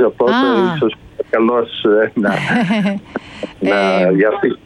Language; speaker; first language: Greek; non-native, fluent; Dutch